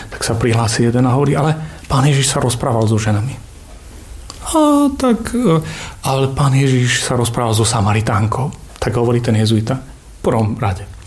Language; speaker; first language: Slovak; native; Slovak